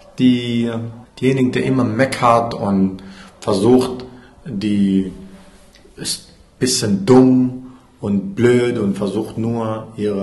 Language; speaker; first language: German; non-native, fluent; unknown